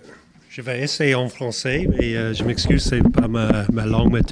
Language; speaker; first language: French; non-native, learner; English